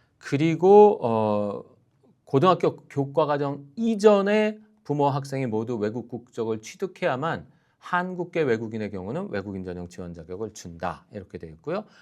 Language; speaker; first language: Korean; native; Korean